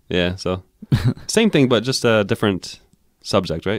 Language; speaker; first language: English; native; English